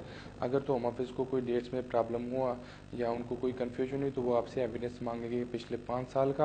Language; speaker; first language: Urdu; native; Urdu